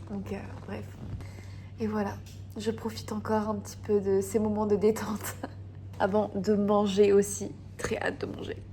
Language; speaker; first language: French; native; French